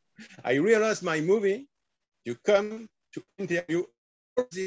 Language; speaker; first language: English; non-native, learner; French